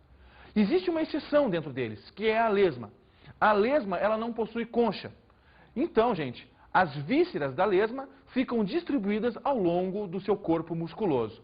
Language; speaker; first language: Portuguese; native; Portuguese